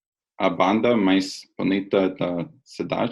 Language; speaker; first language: Portuguese; non-native, learner; English